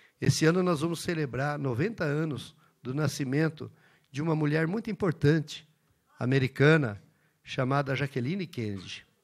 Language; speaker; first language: Portuguese; early bilingual, other home language; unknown